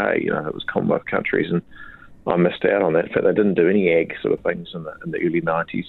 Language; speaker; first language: English; native; English